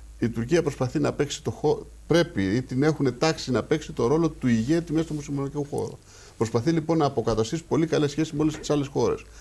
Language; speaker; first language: Greek; native; Greek